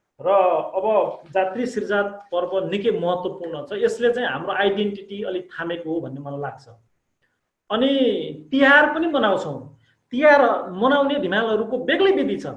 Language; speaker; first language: Nepali; non-native, local second language; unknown